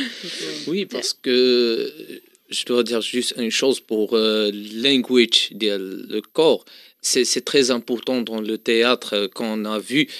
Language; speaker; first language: French; non-native, local second language; Arabic